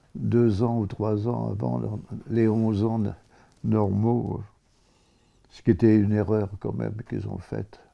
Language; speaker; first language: French; native; French